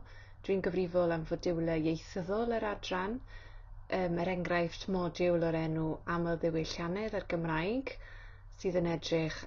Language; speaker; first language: Welsh; native; Welsh